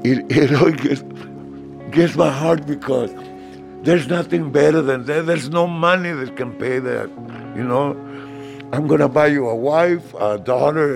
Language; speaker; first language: English; non-native, fluent; Spanish